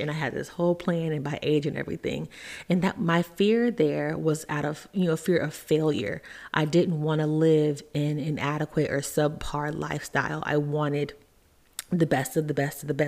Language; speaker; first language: English; native; English